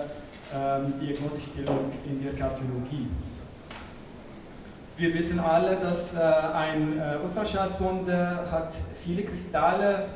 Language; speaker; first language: German; non-native, fluent; Arabic